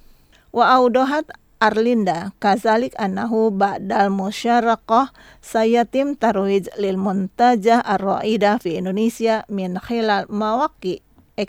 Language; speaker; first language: Arabic; non-native, fluent; Indonesian